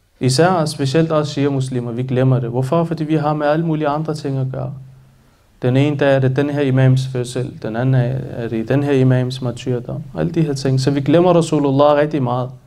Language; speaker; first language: Danish; early bilingual, other home language; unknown